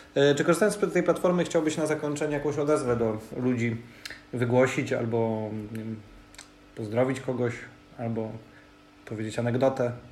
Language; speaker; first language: Polish; native; Polish